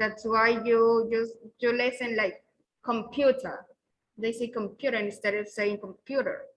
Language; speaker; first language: English; non-native, fluent; Spanish